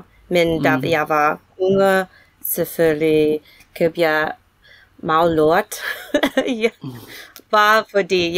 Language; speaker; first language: Danish; non-native, fluent; English